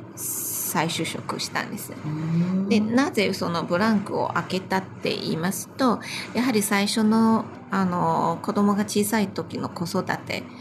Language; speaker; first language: Japanese; non-native, fluent; Chinese